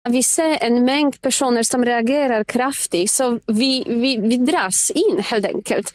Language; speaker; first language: Swedish; non-native, fluent; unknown